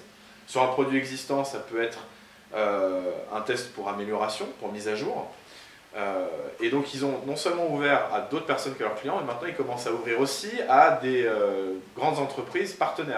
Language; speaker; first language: French; native; French